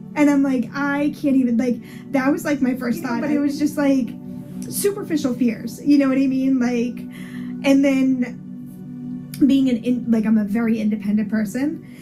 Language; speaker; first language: English; native; English